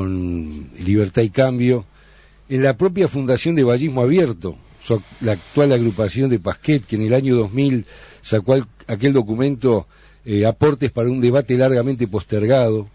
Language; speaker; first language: Spanish; native; Spanish